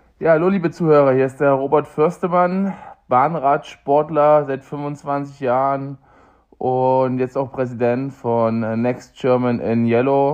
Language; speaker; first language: German; native; German